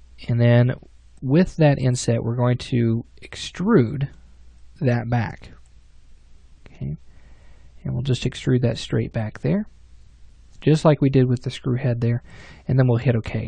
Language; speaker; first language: English; native; English